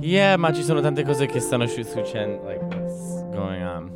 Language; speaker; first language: Italian; non-native, learner; English